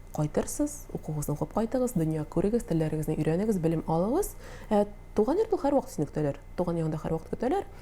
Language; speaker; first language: Tatar; native; Tatar